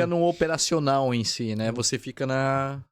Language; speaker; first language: Portuguese; native; Portuguese